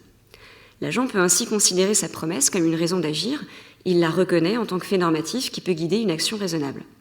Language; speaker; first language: French; native; French